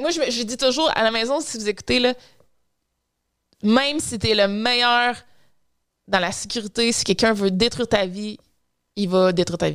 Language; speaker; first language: French; native; French